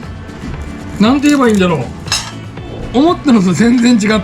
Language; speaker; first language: Japanese; native; Japanese